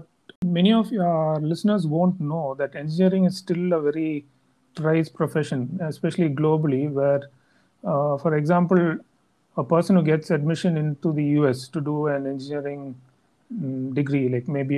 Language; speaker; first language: English; non-native, local second language; Tamil